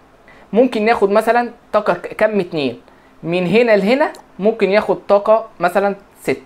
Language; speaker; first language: Arabic; native; Arabic